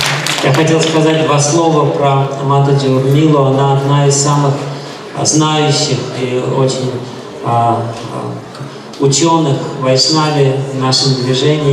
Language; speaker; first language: Russian; native; Russian